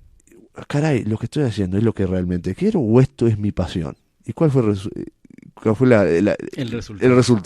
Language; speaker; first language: Spanish; native; Spanish